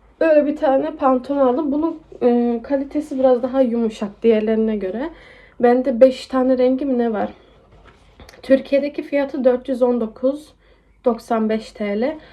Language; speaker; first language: Turkish; early bilingual, heritage; Turkish